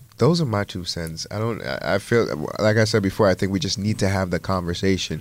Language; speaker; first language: English; native; English